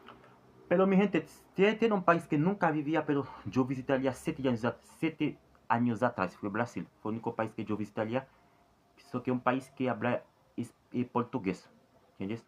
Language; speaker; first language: Spanish; non-native, learner; Haitian Creole